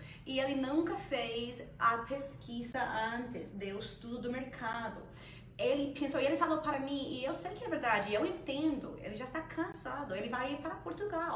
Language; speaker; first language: Portuguese; non-native, fluent; Spanish